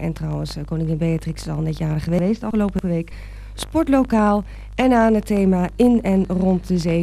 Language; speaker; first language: Dutch; native; Dutch